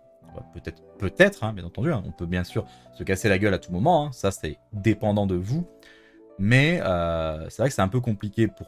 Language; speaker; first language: French; native; French